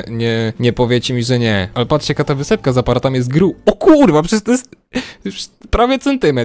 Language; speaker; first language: Polish; native; Polish